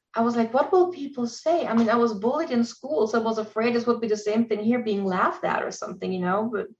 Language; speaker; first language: English; non-native, fluent; German